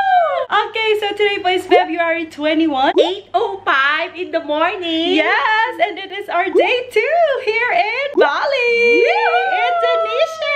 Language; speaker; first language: English; non-native, fluent; Filipino